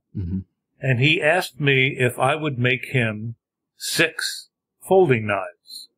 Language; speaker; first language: English; native; English